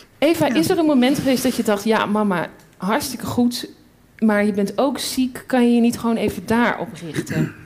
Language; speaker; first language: Dutch; native; Dutch